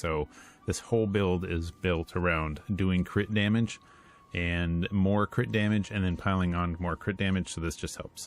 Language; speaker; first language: English; native; English